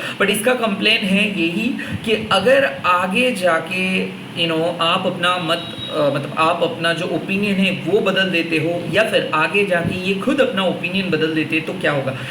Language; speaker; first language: Hindi; non-native, local second language; Bangla